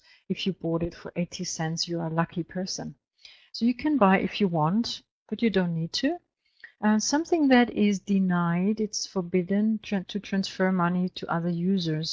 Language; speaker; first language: English; non-native, fluent; German